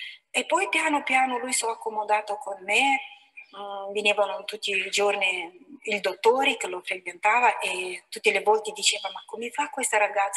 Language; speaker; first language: Italian; non-native, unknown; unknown